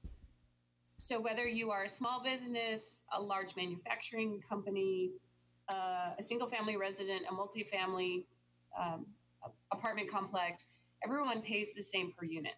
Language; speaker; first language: English; native; English